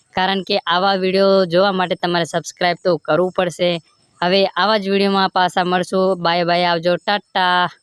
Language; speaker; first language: Gujarati; non-native, local second language; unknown